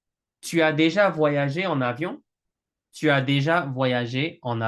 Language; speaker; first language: French; non-native, fluent; English